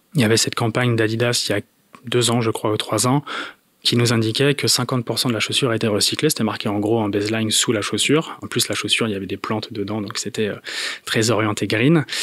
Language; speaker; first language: French; native; French